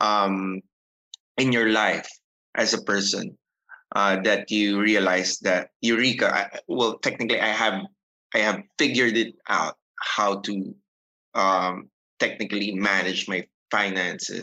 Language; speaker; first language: English; non-native, local second language; Filipino